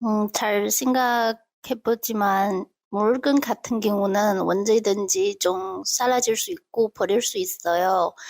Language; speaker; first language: Korean; non-native, local second language; Chinese